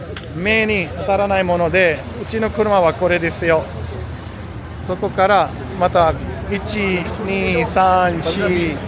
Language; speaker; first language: Japanese; non-native, fluent; Urdu